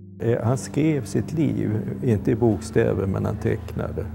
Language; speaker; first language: Swedish; native; Swedish